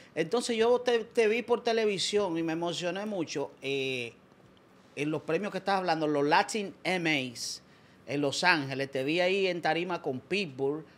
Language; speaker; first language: Spanish; native; Spanish